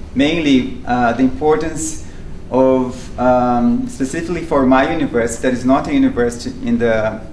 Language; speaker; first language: English; non-native, fluent; Portuguese